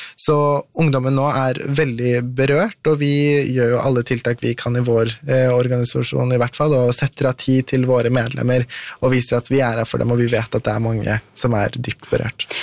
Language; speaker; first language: Norwegian; early bilingual, other home language; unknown